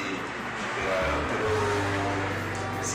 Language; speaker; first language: Spanish; non-native, learner; Haitian Creole